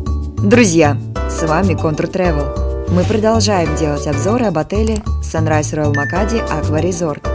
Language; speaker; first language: Russian; native; Russian